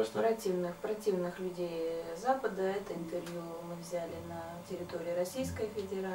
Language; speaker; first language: Russian; non-native, fluent; Dutch